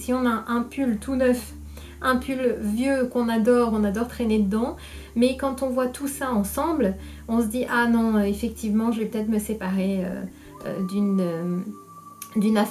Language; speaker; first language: French; native; French